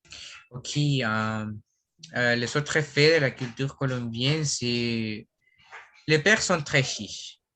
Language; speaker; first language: French; non-native, learner; Spanish